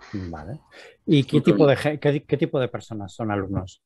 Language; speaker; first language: Spanish; native; Spanish